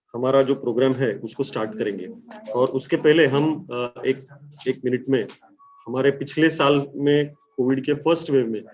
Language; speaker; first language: Hindi; non-native, local second language; Marathi